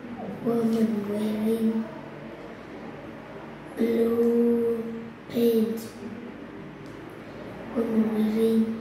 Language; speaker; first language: English; non-native, learner; Vietnamese